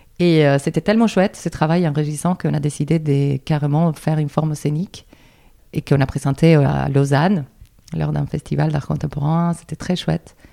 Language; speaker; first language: French; non-native, fluent; Spanish